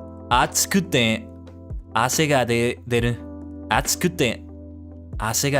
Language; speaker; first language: Japanese; non-native, learner; English